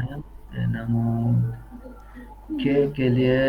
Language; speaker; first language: Persian; non-native, learner; Urdu